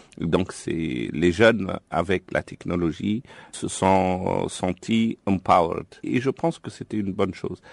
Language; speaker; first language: French; non-native, local second language; Arabic